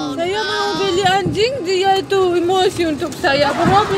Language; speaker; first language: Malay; non-native, learner; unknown